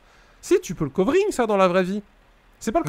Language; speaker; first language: French; native; French